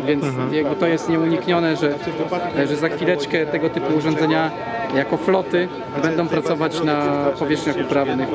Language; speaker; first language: Polish; native; Polish